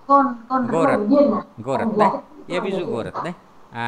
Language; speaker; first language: Russian; non-native, fluent; Vietnamese